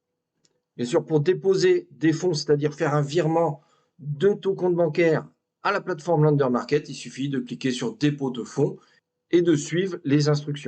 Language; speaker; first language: French; native; French